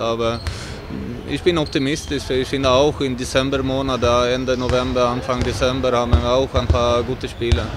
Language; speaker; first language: German; non-native, fluent; Swedish